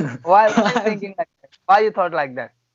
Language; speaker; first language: English; non-native, fluent; Gujarati